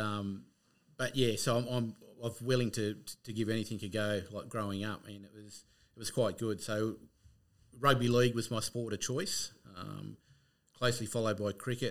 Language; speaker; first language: English; native; English